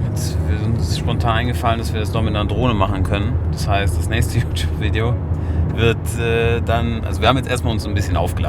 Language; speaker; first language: German; native; German